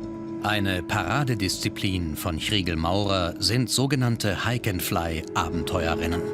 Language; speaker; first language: German; native; German